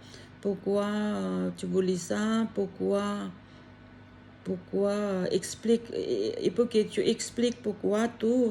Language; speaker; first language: French; non-native, learner; Filipino